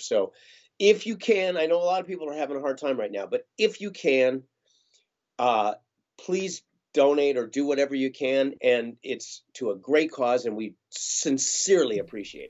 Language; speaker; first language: English; native; English